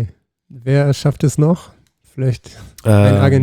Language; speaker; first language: German; native; German